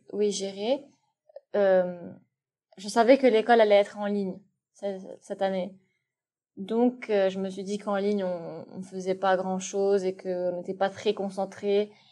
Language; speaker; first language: French; non-native, local second language; Arabic